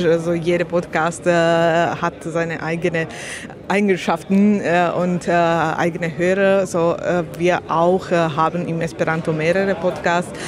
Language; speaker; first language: German; non-native, learner; Slovak